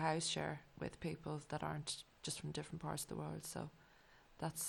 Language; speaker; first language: English; native; English